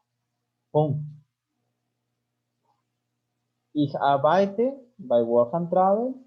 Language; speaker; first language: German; non-native, fluent; Spanish